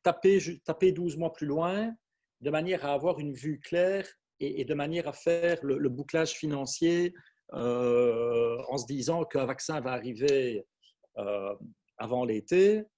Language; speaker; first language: French; native; French